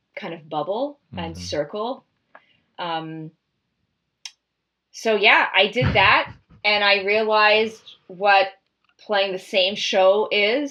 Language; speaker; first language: English; native; English